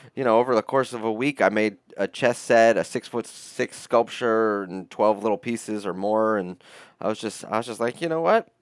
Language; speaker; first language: English; native; English